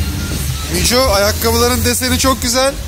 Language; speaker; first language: Turkish; native; Turkish